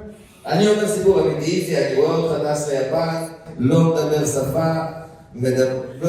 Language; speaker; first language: Hebrew; native; Hebrew